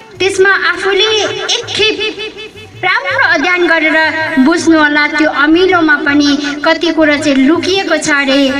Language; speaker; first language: Nepali; non-native, local second language; Limbu